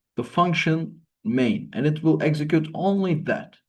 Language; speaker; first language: English; non-native, fluent; Turkish